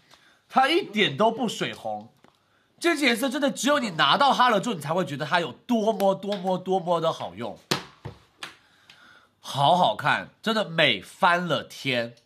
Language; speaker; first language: Chinese; native; Chinese